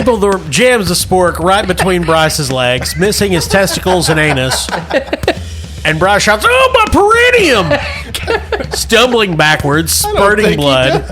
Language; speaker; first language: English; native; English